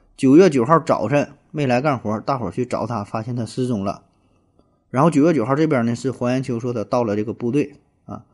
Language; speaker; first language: Chinese; native; Chinese